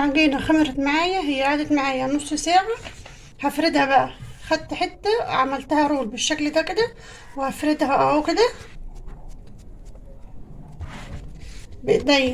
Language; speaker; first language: Arabic; native; Arabic